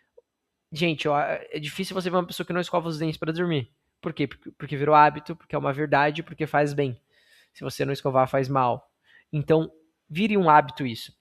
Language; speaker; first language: Portuguese; native; Portuguese